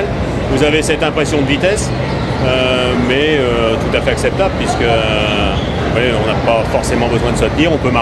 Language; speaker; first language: French; native; French